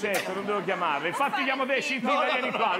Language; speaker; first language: Italian; native; Italian